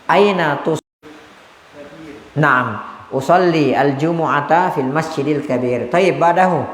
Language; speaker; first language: Arabic; non-native, fluent; Indonesian